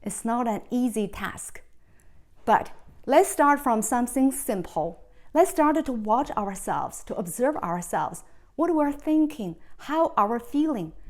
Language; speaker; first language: English; non-native, fluent; Chinese